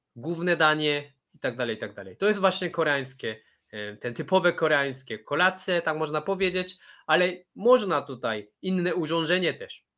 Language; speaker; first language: Polish; non-native, fluent; Korean